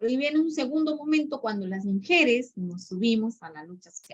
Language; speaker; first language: Spanish; native; Spanish